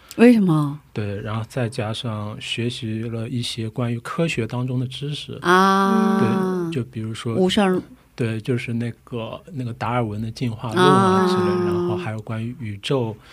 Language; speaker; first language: Chinese; native; Chinese